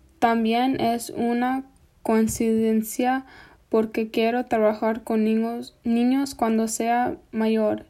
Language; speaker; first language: Spanish; non-native, fluent; English